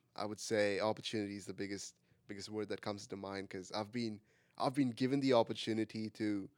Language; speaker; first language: English; non-native, local second language; Marathi